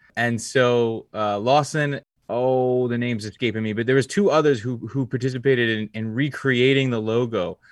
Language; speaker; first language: English; native; English